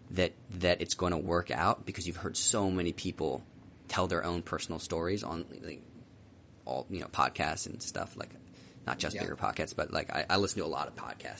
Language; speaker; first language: English; native; English